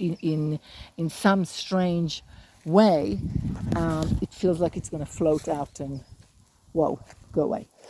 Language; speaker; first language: English; native; English